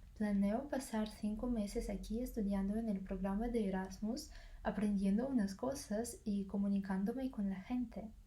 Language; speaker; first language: Spanish; non-native, fluent; Russian